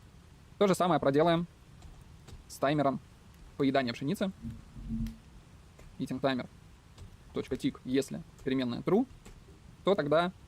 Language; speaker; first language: Russian; native; Russian